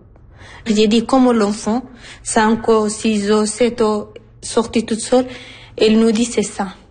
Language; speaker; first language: French; non-native, learner; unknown